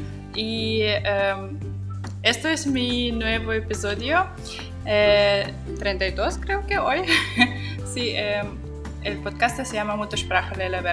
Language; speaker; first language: Spanish; non-native, fluent; Russian